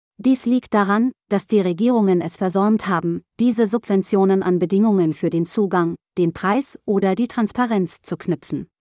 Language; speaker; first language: German; native; German